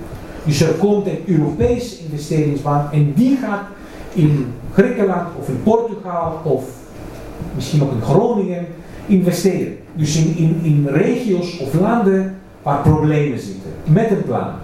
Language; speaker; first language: Dutch; non-native, fluent; Greek